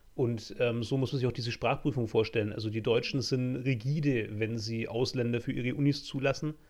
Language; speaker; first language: German; native; German